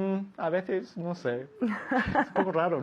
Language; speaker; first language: Spanish; non-native, learner; English